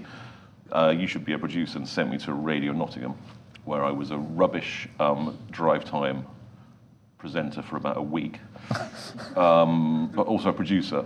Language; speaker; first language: English; native; English